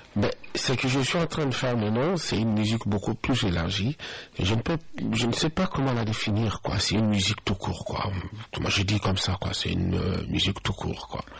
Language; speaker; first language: French; non-native, local second language; Lingala